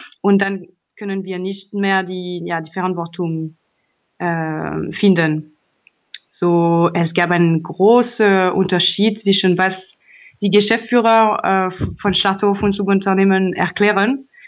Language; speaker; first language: German; non-native, learner; French